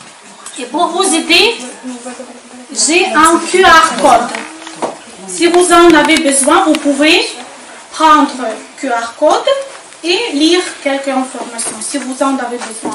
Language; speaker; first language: French; non-native, fluent; Ukrainian